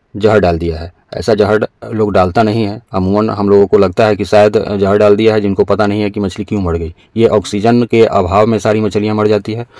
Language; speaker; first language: Hindi; native; Hindi